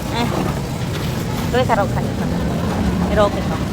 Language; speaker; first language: Korean; non-native, learner; Filipino